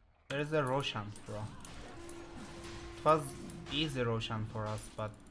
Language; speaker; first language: English; non-native, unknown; Turkish